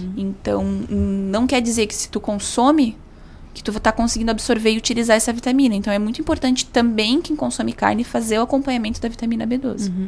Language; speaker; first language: Portuguese; native; Portuguese